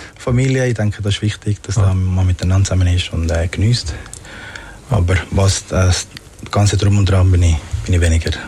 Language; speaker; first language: German; non-native, fluent; Spanish